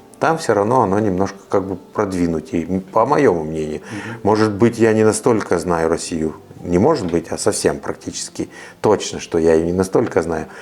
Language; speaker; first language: Russian; native; Russian